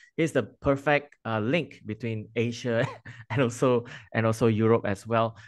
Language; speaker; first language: English; non-native, local second language; Chinese